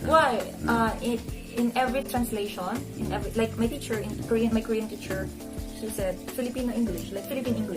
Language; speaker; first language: English; non-native, local second language; Filipino